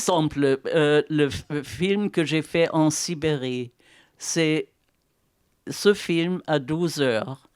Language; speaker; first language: French; non-native, fluent; German